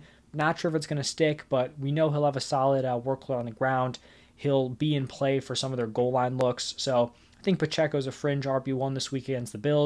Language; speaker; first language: English; native; English